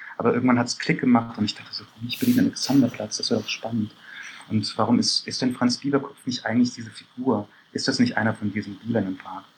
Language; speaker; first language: German; early bilingual, other home language; Persian